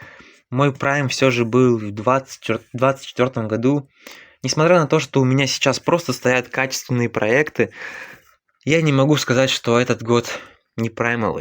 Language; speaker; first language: Russian; native; Russian